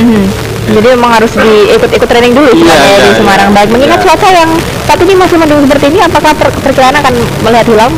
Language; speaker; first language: Indonesian; native; Indonesian